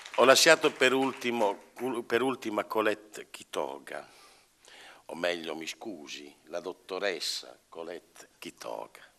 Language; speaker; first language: Italian; native; Italian